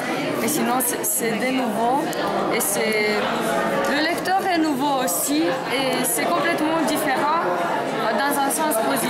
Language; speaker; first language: French; non-native, fluent; Romanian